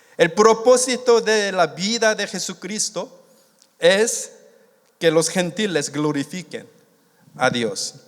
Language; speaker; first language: Spanish; non-native, fluent; Korean